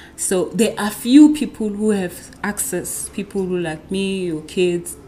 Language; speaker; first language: English; non-native, local second language; Zulu